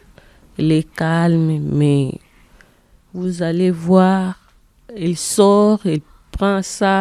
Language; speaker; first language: French; non-native, learner; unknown